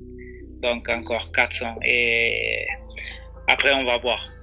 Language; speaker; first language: French; non-native, fluent; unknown